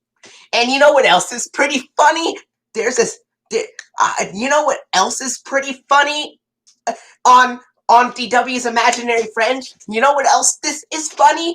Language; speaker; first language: English; native; English